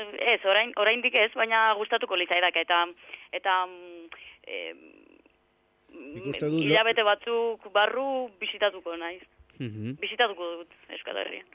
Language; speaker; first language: Basque; non-native, learner; Greek